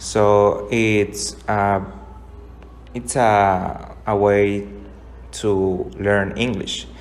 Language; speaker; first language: English; non-native, learner; Spanish